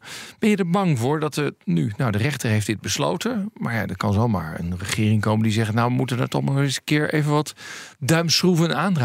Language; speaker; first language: Dutch; native; Dutch